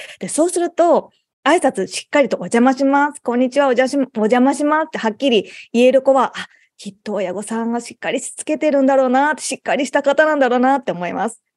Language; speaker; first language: Japanese; native; Japanese